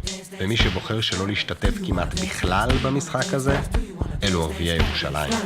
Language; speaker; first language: Hebrew; native; Hebrew